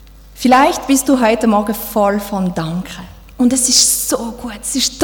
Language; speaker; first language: German; non-native, fluent; French